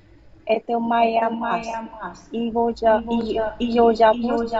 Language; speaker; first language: Russian; non-native, learner; Vietnamese